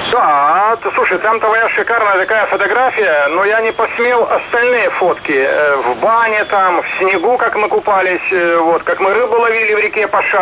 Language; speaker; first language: Russian; native; Russian